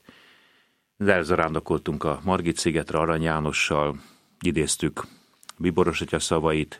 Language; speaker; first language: Hungarian; native; Hungarian